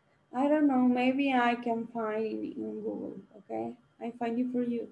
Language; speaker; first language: English; non-native, learner; Spanish